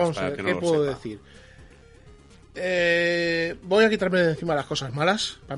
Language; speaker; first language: Spanish; native; Spanish